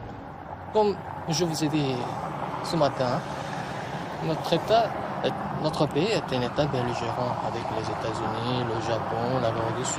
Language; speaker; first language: French; non-native, fluent; Korean